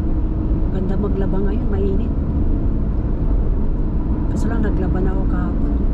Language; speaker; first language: Filipino; non-native, local second language; Cebuano